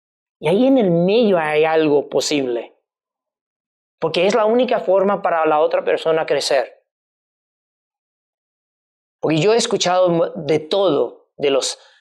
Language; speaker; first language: Spanish; non-native, fluent; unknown